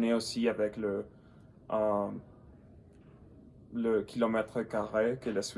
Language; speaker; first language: French; non-native, learner; English